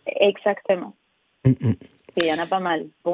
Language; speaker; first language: French; non-native, fluent; Spanish